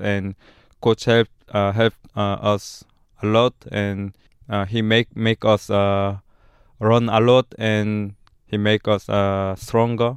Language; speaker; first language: English; non-native, learner; Korean